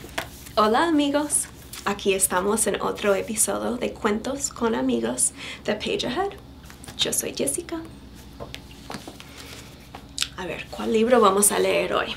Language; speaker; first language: Spanish; non-native, fluent; English